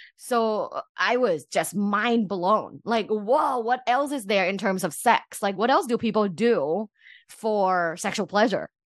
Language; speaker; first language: English; early bilingual, other home language; Thai